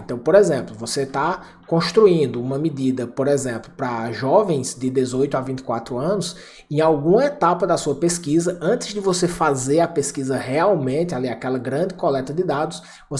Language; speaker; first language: Portuguese; native; Portuguese